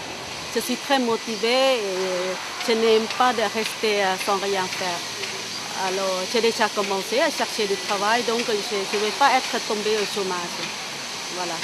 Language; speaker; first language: French; non-native, learner; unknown